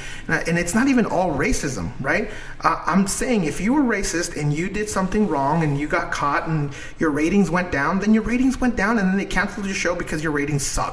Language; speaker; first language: English; non-native, fluent; Spanish